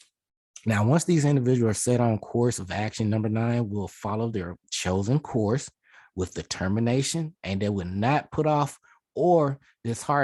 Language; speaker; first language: English; native; English